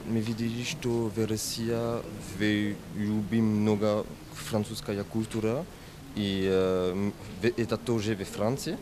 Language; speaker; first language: Russian; non-native, learner; French